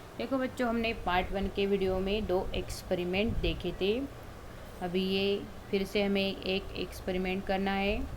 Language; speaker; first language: Hindi; non-native, local second language; Marathi